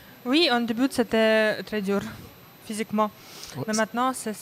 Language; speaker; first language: French; non-native, learner; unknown